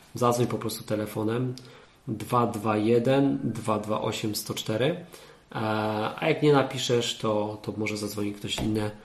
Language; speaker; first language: Polish; native; Polish